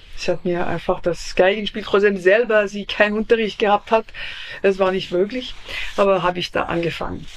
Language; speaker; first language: German; non-native, local second language; French